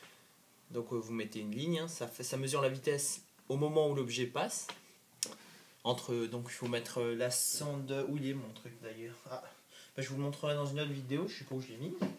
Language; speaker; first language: French; native; French